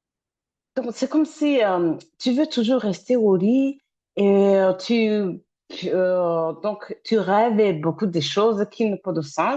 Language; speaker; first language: French; non-native, fluent; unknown